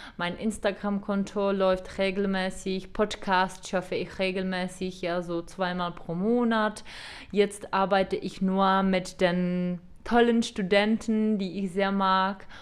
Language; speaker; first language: German; non-native, fluent; Czech